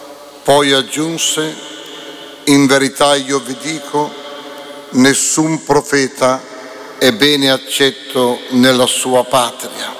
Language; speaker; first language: Italian; native; Italian